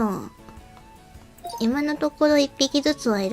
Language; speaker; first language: Japanese; native; Japanese